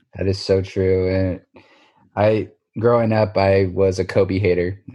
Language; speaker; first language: English; native; English